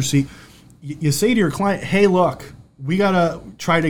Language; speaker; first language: English; native; English